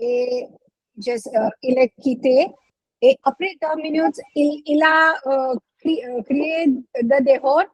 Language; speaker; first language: French; non-native, learner; Hindi